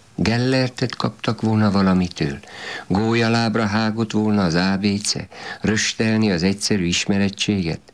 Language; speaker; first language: Hungarian; native; Hungarian